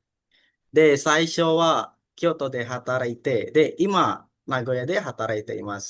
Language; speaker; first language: Japanese; non-native, learner; Indonesian